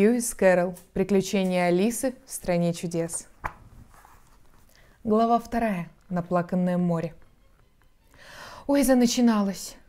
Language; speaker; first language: Russian; native; Russian